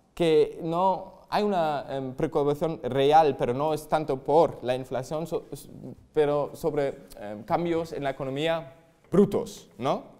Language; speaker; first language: Spanish; non-native, fluent; German